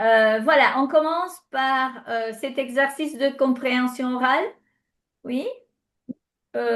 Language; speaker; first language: French; non-native, fluent; Spanish